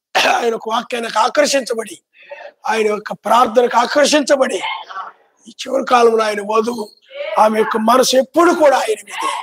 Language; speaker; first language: Telugu; native; Telugu